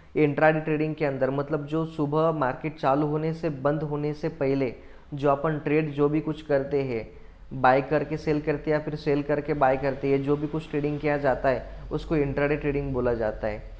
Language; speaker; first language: Hindi; non-native, local second language; Marathi